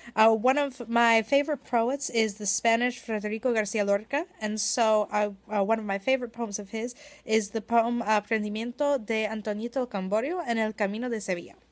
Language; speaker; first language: English; native; English